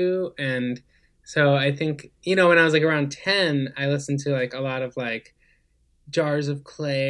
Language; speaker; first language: English; native; English